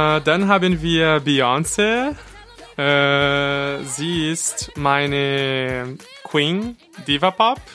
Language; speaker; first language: German; non-native, fluent; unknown